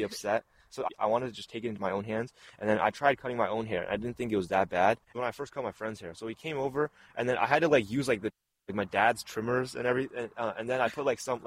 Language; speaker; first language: English; early bilingual, other home language; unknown